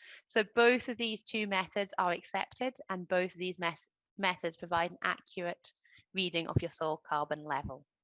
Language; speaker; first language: English; native; English